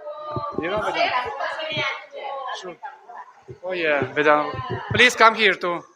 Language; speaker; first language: English; non-native, fluent; Russian